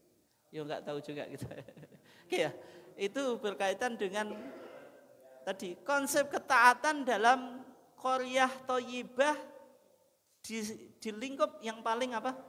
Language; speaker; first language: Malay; non-native, local second language; Javanese